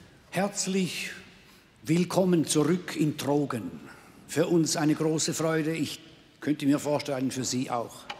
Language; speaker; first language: German; native; German